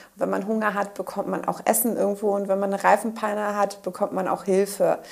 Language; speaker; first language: German; native; German